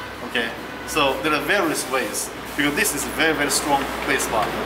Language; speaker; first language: English; non-native, fluent; Chinese